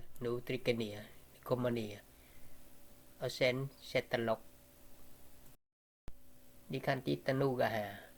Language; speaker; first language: Swedish; non-native, learner; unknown